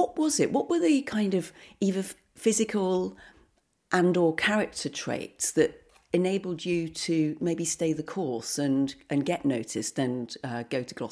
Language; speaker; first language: English; native; English